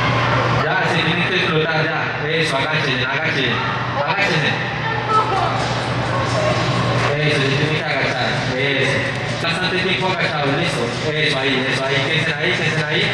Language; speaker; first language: Spanish; native; Spanish